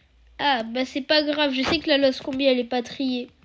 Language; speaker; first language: French; native; French